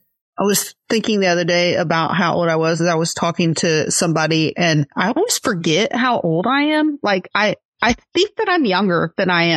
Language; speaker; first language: English; native; English